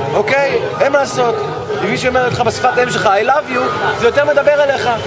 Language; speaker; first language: Hebrew; native; Hebrew